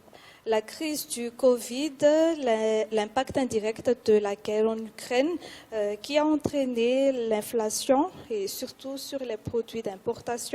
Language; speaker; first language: French; non-native, local second language; Malagasy